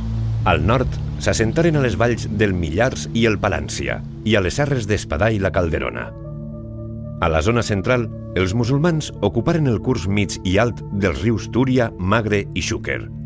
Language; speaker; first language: Catalan; native; Catalan